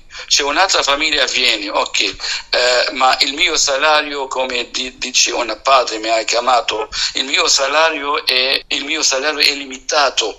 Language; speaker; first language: Italian; non-native, fluent; Arabic